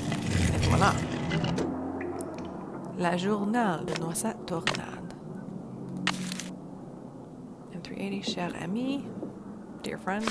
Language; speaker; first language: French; non-native, learner; English